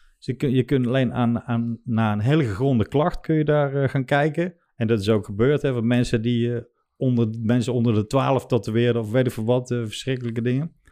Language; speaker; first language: Dutch; native; Dutch